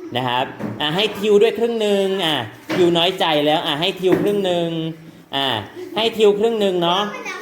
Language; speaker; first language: Thai; non-native, local second language; Northern Khmer